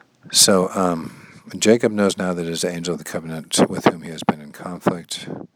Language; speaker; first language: English; native; English